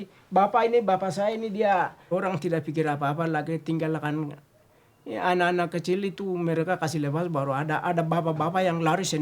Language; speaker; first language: Indonesian; non-native, local second language; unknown